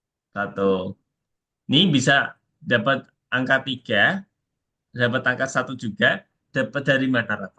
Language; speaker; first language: Indonesian; native; Indonesian